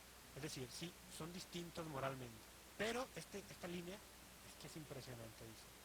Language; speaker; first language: Spanish; native; Spanish